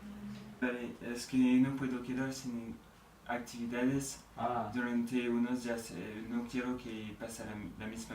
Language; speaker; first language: Spanish; non-native, learner; French